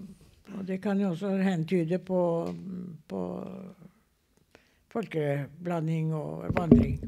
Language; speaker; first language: Norwegian; native; Norwegian